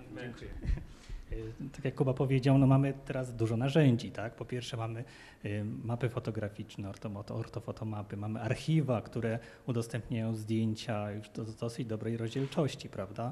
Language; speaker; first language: Polish; native; Polish